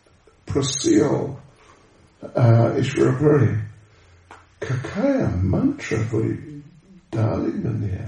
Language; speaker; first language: Russian; non-native, learner; English